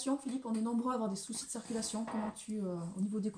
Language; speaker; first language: French; native; French